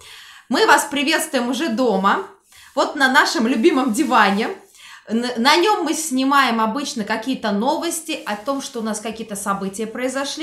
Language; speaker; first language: Russian; native; Russian